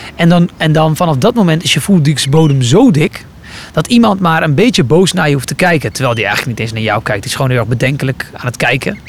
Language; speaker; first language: Dutch; early bilingual, other home language; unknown